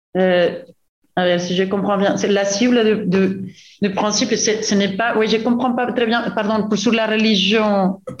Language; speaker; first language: French; non-native, fluent; Spanish